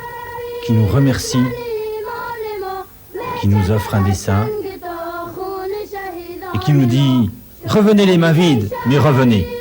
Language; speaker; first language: French; native; French